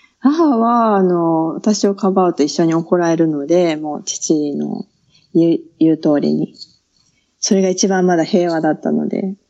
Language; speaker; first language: Japanese; native; Japanese